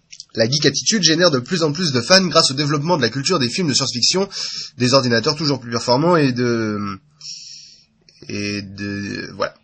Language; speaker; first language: French; native; French